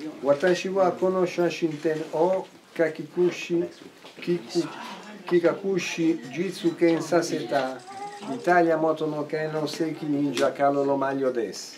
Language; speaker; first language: Japanese; non-native, learner; Italian